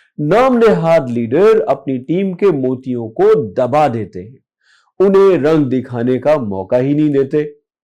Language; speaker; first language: Urdu; non-native, local second language; Punjabi